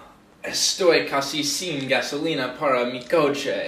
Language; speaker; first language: Spanish; non-native, learner; English